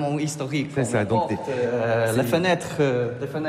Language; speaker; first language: French; non-native, learner; Polish